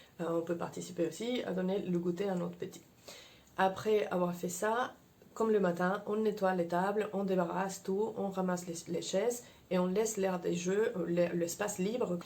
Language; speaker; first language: French; non-native, fluent; Spanish